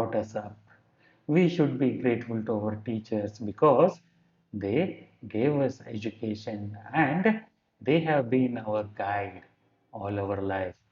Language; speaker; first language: English; non-native, local second language; Kannada